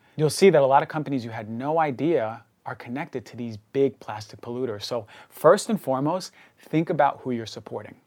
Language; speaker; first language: English; native; English